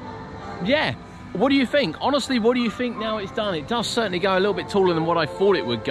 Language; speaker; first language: English; native; English